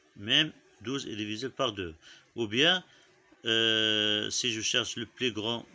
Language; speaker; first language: French; non-native, local second language; Arabic